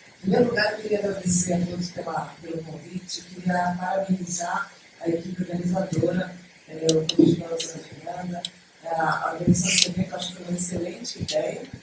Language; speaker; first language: Portuguese; native; Portuguese